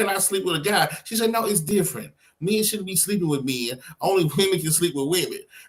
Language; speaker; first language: English; native; English